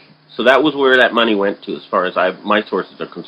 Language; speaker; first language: English; native; English